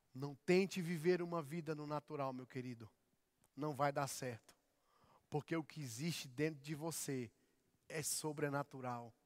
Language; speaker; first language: Portuguese; native; Portuguese